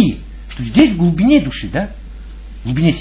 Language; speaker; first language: Russian; native; Russian